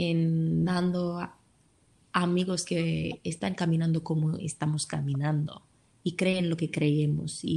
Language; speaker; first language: Spanish; early bilingual, heritage; Spanish